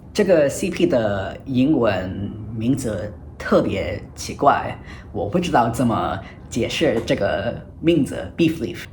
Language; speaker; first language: Chinese; non-native, fluent; English